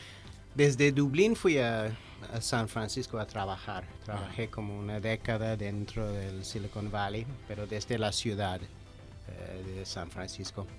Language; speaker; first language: Spanish; non-native, fluent; English